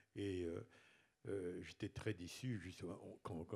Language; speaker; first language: French; native; French